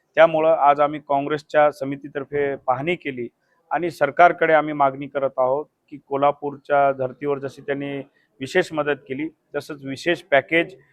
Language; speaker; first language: Marathi; native; Marathi